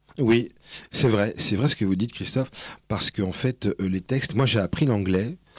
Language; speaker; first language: French; early bilingual, other home language; Spanish